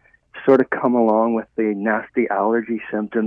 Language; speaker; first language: English; native; English